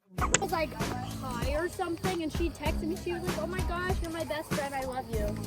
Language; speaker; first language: English; native; English